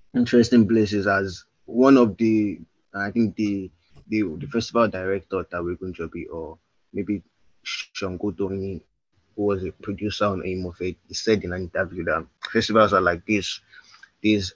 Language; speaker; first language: English; non-native, local second language; Yoruba